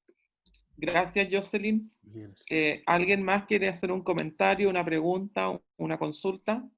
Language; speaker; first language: Spanish; native; Spanish